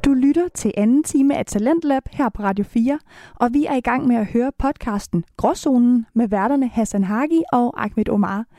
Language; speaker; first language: Danish; native; Danish